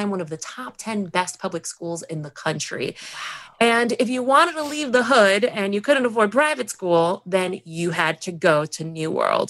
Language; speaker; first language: English; early bilingual, other home language; Spanish